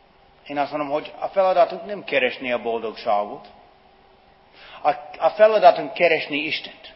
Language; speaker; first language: Hungarian; non-native, fluent; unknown